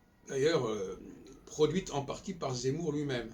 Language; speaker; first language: French; native; French